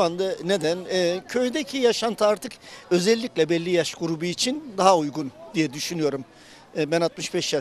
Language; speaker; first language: Turkish; native; Turkish